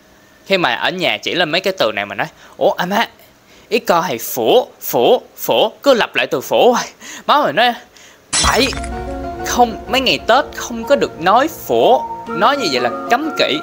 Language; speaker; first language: Vietnamese; non-native, local second language; Cantonese